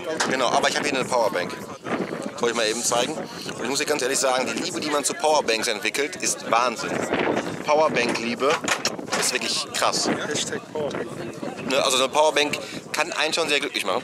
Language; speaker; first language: German; native; German